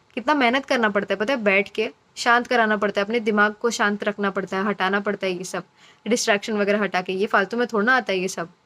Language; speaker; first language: Hindi; non-native, local second language; Marathi